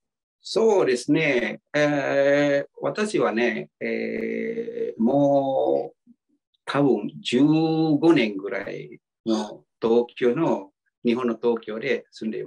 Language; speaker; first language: Japanese; non-native, fluent; Indonesian